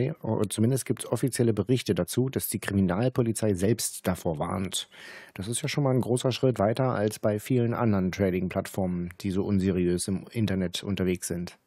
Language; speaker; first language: German; native; German